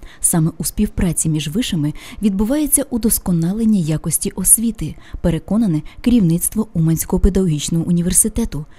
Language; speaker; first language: Ukrainian; native; Ukrainian